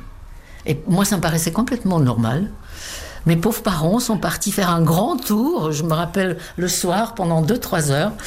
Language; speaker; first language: French; non-native, fluent; Czech